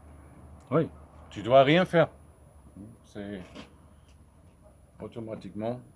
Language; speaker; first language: French; non-native, fluent; German